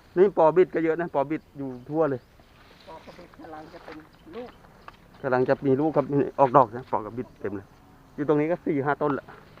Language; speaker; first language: Thai; non-native, local second language; Northeastern Thai